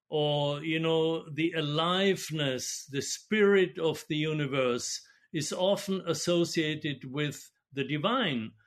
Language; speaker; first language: English; non-native, fluent; German